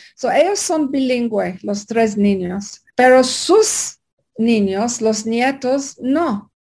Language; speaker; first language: Spanish; non-native, learner; English